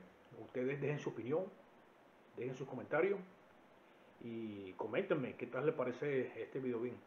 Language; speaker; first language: Spanish; native; Spanish